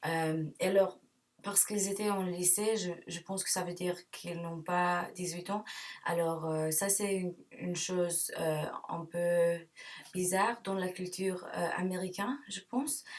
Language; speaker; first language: French; non-native, learner; English